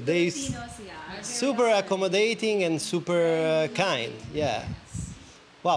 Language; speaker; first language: English; non-native, fluent; Italian